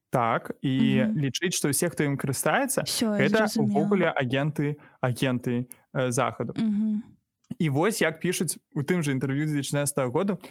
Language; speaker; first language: Belarusian; non-native, local second language; Russian